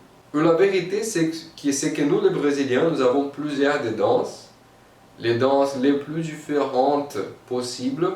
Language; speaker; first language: French; non-native, fluent; Portuguese